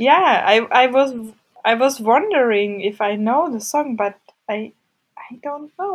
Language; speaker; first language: English; non-native, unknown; German